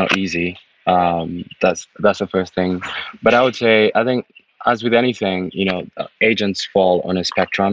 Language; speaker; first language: English; non-native, local second language; Ganda